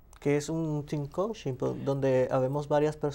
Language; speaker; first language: Spanish; native; Spanish